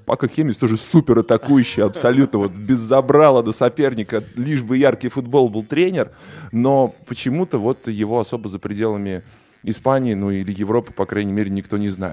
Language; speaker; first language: Russian; native; Russian